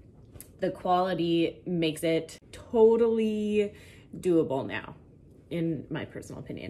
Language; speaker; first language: English; native; English